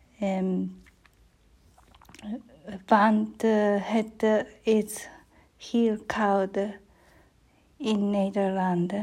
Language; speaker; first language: Dutch; non-native, learner; German